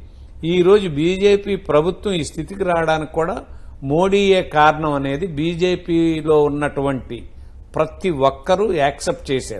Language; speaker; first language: Telugu; native; Telugu